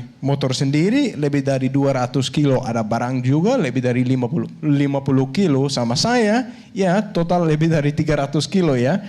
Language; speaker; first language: Indonesian; non-native, learner; Danish